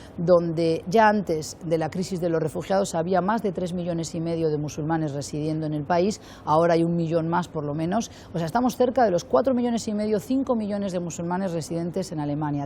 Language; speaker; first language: Spanish; native; Spanish